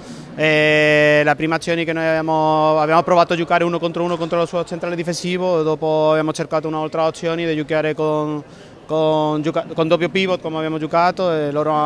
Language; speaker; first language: Italian; non-native, learner; Spanish